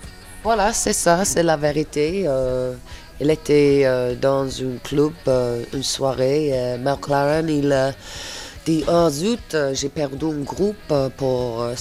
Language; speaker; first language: French; non-native, fluent; English